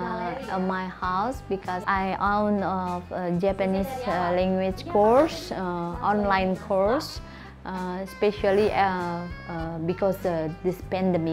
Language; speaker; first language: English; non-native, learner; Indonesian